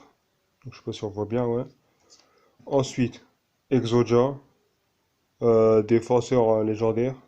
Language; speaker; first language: French; native; French